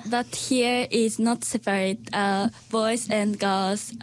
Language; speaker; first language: English; non-native, learner; Japanese